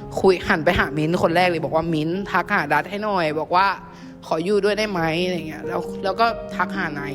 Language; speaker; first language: Thai; native; Thai